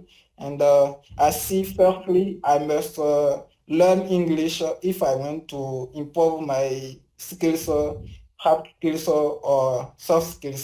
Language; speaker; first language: English; non-native, learner; French